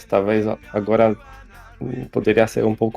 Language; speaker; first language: Portuguese; non-native, fluent; Polish